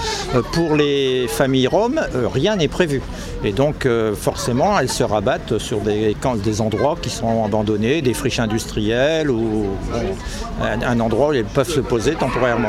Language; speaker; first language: French; native; French